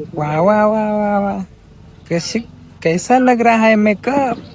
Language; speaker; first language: Hindi; non-native, local second language; Marathi